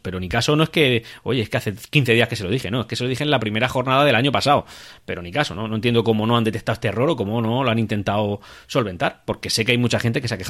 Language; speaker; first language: Spanish; native; Spanish